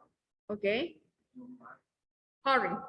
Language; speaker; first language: English; non-native, fluent; Spanish